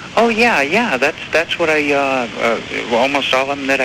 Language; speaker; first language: English; native; English